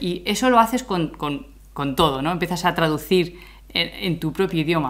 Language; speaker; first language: Spanish; native; Spanish